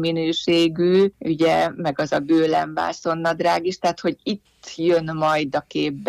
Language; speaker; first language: Hungarian; native; Hungarian